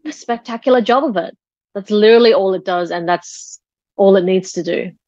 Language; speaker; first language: English; early bilingual, other home language; Chinese